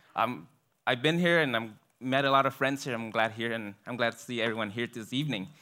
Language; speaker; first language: English; early bilingual, other home language; Vietnamese